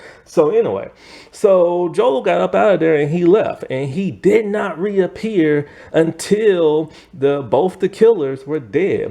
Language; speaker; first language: English; native; English